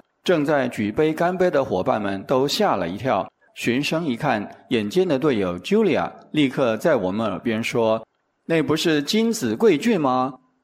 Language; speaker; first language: Chinese; native; Chinese